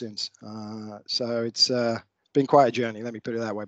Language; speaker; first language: English; native; English